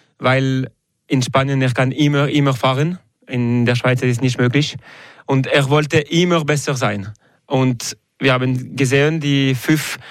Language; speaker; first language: German; non-native, local second language; French